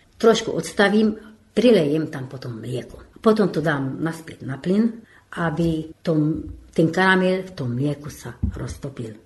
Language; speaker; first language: Slovak; non-native, local second language; Hungarian